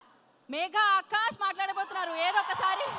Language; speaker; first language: Telugu; native; Telugu